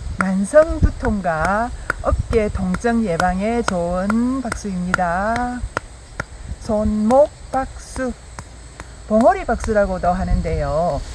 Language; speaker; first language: Korean; native; Korean